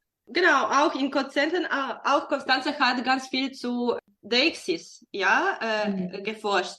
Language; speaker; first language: German; non-native, fluent; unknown